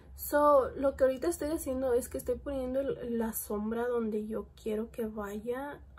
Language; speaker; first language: Spanish; early bilingual, heritage; Spanish